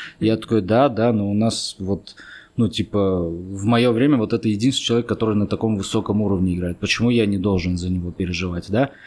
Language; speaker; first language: Russian; early bilingual, other home language; Armenian